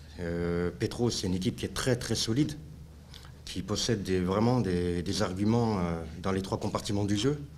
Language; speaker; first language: French; native; French